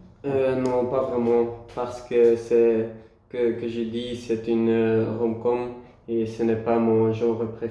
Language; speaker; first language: French; non-native, learner; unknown